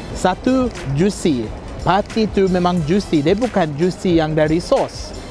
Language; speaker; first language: Malay; non-native, fluent; English